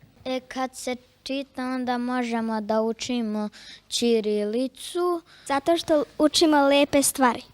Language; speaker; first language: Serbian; early bilingual, heritage; Serbian